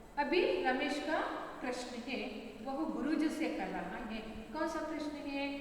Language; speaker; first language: Hindi; non-native, local second language; Kannada